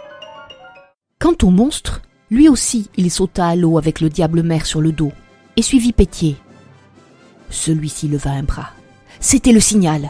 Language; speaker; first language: French; native; French